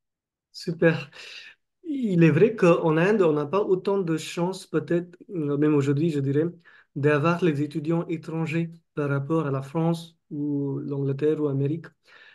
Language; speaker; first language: French; non-native, fluent; Marathi